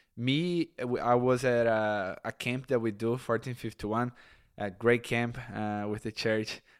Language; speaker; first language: English; non-native, fluent; Portuguese